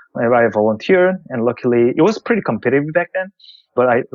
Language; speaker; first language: English; non-native, fluent; Korean